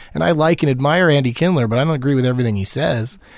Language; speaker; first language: English; native; English